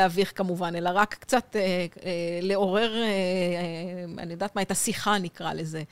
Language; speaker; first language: Hebrew; native; Hebrew